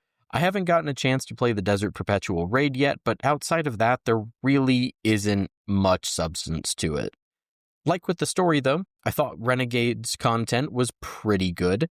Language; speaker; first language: English; native; English